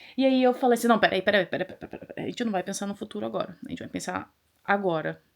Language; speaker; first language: Portuguese; native; Portuguese